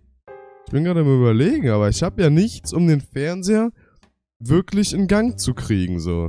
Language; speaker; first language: German; native; German